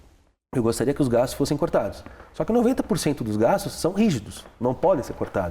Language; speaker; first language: Portuguese; native; Portuguese